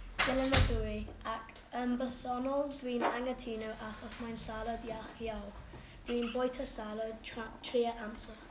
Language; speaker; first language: Welsh; non-native, learner; English